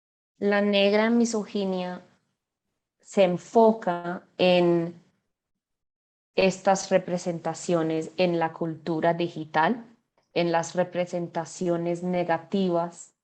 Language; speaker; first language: Spanish; non-native, fluent; English